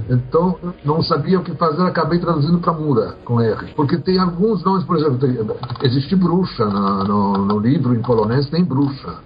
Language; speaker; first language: Portuguese; early bilingual, other home language; Polish